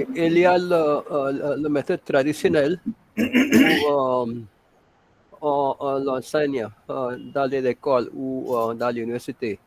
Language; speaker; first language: French; non-native, fluent; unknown